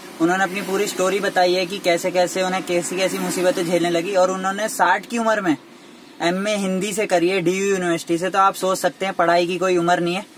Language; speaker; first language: Hindi; native; Hindi